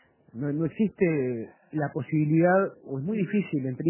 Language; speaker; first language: Spanish; native; Spanish